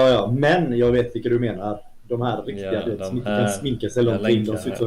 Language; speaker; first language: Swedish; native; Swedish